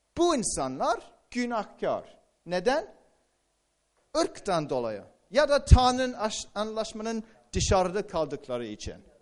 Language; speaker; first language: Turkish; non-native, fluent; English